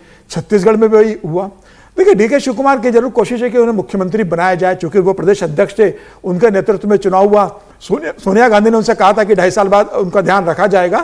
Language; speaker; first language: Hindi; native; Hindi